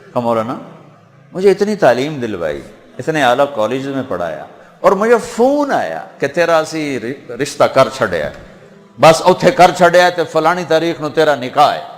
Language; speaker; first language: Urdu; non-native, local second language; Punjabi